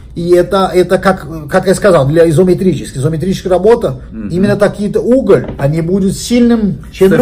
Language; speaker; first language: Russian; non-native, learner; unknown